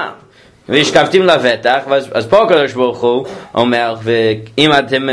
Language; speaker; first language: Hebrew; non-native, fluent; English